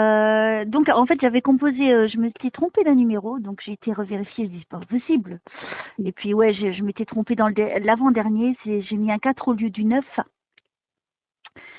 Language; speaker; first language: French; native; French